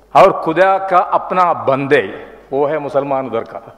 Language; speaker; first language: Urdu; non-native, local second language; Malayalam